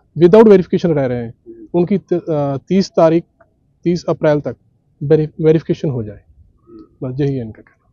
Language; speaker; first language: Hindi; non-native, local second language; Punjabi